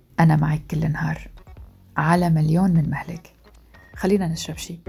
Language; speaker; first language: Arabic; native; Arabic